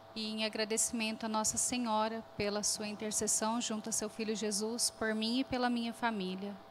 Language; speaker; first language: Portuguese; native; Portuguese